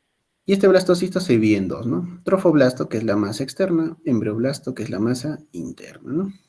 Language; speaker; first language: Spanish; native; Spanish